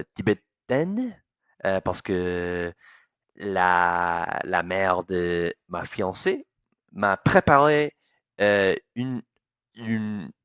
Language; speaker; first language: French; non-native, learner; English